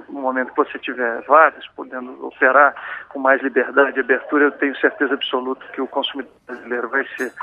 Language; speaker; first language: Portuguese; native; Portuguese